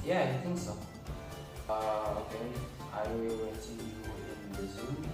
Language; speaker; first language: English; non-native, learner; Indonesian